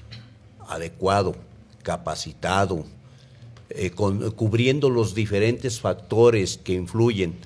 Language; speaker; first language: Spanish; native; Spanish